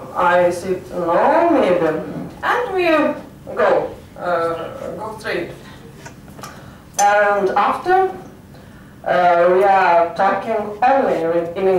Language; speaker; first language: English; non-native, learner; Lithuanian